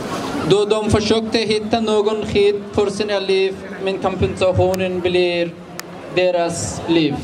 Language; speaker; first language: Swedish; non-native, fluent; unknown